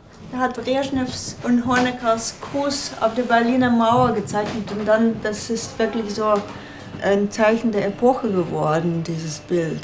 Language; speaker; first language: German; non-native, fluent; Russian